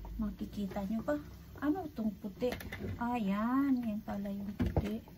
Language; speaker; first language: Filipino; non-native, local second language; Cebuano